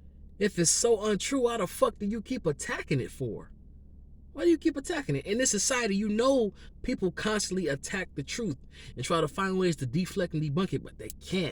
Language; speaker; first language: English; native; English